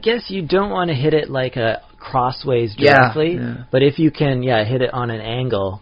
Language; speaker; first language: English; native; English